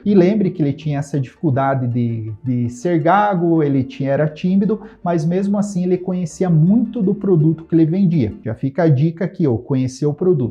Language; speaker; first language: Portuguese; native; Portuguese